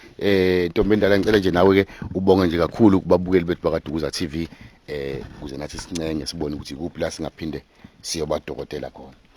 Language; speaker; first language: Zulu; native; Zulu